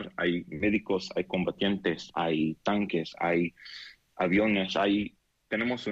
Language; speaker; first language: Spanish; non-native, learner; Hebrew